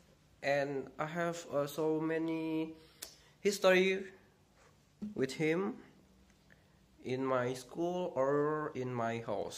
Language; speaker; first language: English; non-native, learner; Indonesian